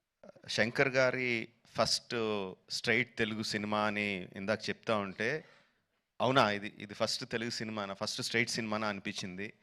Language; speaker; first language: Telugu; native; Telugu